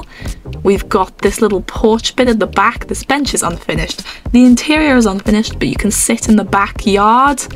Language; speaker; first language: English; native; English